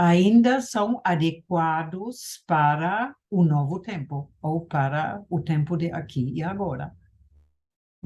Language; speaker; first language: Portuguese; non-native, fluent; German